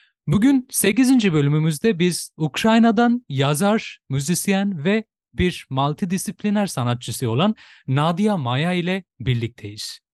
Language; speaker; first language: Turkish; non-native, fluent; Bangla